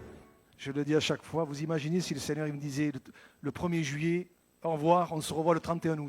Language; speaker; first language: French; native; French